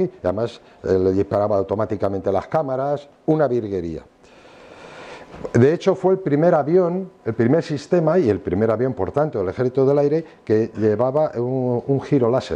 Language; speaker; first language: Spanish; native; Spanish